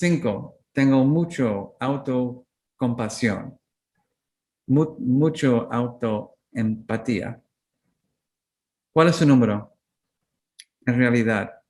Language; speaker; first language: Spanish; non-native, learner; English